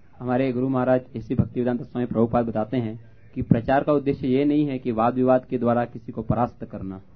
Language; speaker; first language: Hindi; native; Hindi